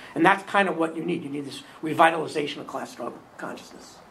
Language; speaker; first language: English; native; English